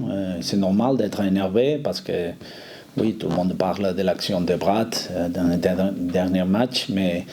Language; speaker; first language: French; non-native, fluent; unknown